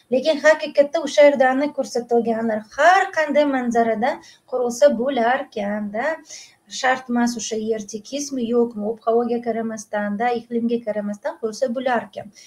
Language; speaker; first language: Uzbek; non-native, local second language; Russian